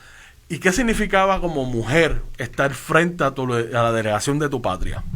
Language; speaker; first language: Spanish; native; Spanish